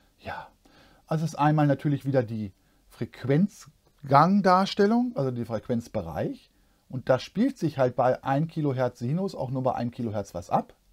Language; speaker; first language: German; native; German